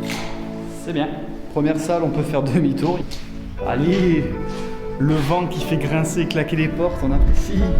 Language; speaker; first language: French; native; French